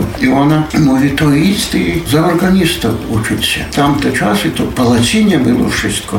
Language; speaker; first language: Polish; non-native, local second language; Belarusian